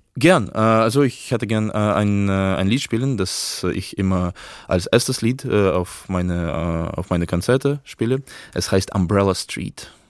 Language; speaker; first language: German; non-native, fluent; Russian